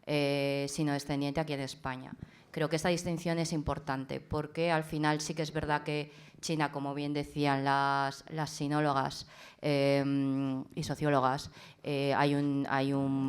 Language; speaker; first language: Spanish; early bilingual, other home language; Chinese